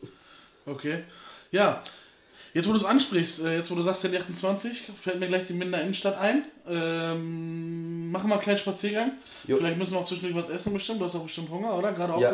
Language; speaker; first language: German; native; German